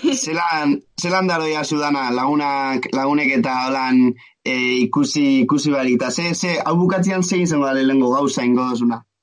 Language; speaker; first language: Basque; native; Basque